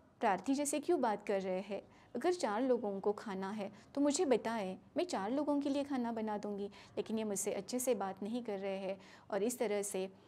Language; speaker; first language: Hindi; non-native, local second language; Marathi